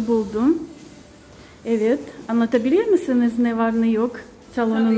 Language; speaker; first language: Turkish; non-native, learner; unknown